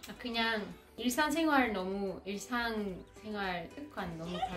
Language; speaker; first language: Korean; non-native, fluent; Russian